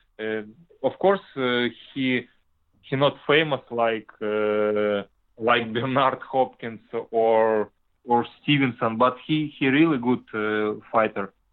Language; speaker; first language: English; non-native, learner; Russian